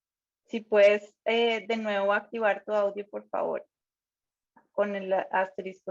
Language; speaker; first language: Spanish; native; Spanish